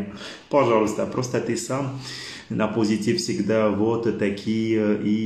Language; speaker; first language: Russian; non-native, learner; French